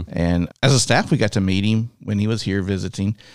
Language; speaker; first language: English; native; English